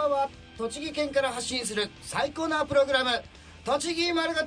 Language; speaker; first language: Japanese; native; Japanese